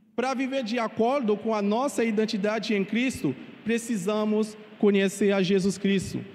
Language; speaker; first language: Portuguese; non-native, fluent; Haitian Creole